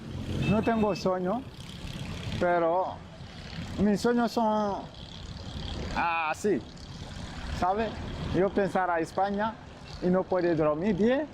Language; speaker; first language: Spanish; non-native, learner; Bambara